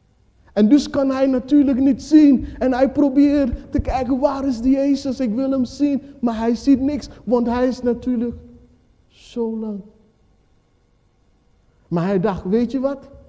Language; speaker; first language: Dutch; non-native, fluent; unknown